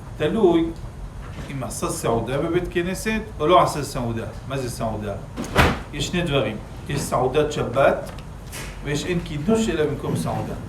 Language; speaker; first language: Hebrew; native; Hebrew